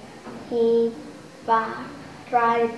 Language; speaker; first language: English; non-native, learner; Vietnamese